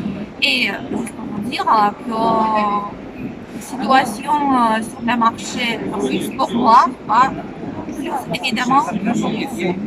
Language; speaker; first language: French; non-native, learner; Russian